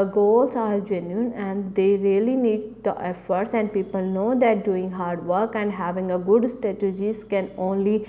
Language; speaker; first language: English; non-native, local second language; Punjabi